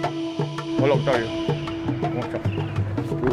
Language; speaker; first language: Spanish; native; Spanish